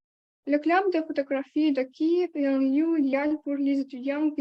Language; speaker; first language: French; non-native, learner; Ukrainian